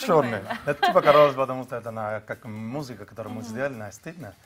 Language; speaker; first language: Russian; non-native, learner; Spanish